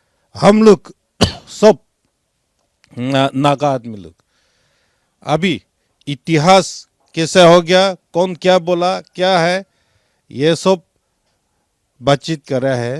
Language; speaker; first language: Hindi; non-native, local second language; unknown